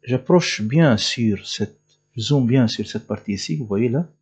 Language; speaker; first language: French; non-native, local second language; Arabic